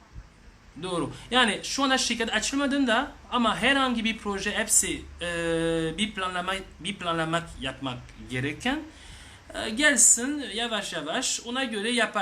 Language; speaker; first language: Turkish; non-native, learner; French